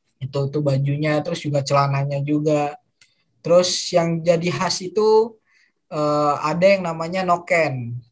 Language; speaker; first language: Indonesian; native; Indonesian